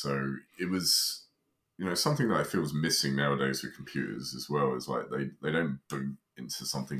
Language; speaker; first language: English; native; English